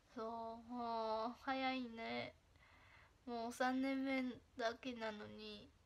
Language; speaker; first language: Japanese; non-native, fluent; Chinese